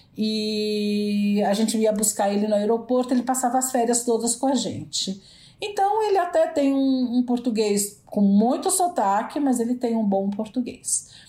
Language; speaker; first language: Portuguese; native; Portuguese